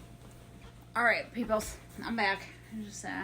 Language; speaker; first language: English; native; English